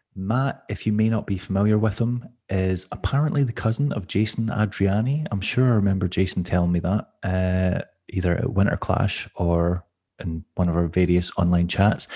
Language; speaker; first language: English; native; English